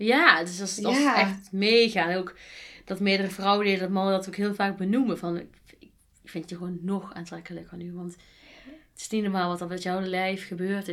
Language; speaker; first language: Dutch; native; Dutch